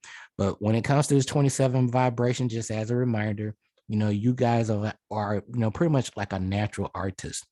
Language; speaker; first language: English; native; English